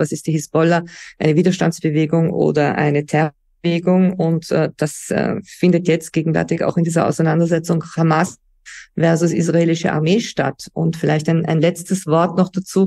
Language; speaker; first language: German; native; German